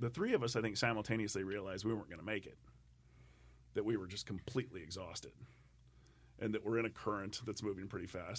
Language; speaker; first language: English; native; English